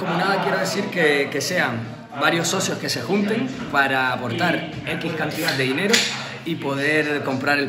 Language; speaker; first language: Spanish; native; Spanish